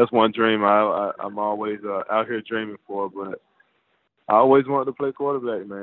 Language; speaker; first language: English; native; English